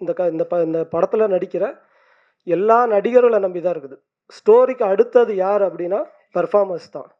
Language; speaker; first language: Tamil; native; Tamil